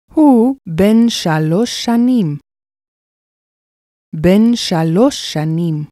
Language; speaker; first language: Hebrew; non-native, fluent; English